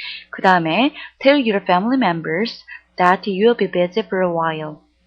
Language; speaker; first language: English; non-native, fluent; Korean